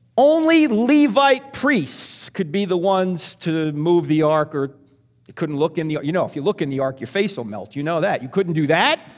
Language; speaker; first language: English; native; English